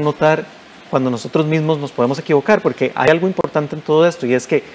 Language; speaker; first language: Spanish; native; Spanish